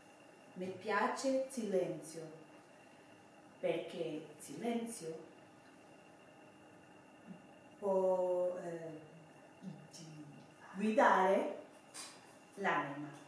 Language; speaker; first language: Italian; non-native, learner; Swedish